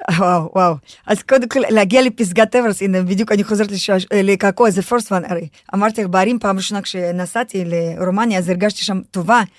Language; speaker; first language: Hebrew; non-native, fluent; Russian